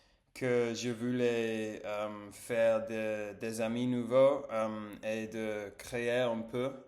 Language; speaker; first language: French; non-native, learner; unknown